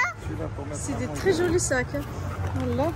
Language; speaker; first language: French; native; French